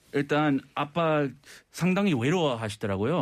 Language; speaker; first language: Korean; non-native, fluent; English